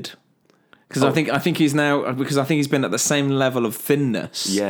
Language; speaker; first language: English; native; English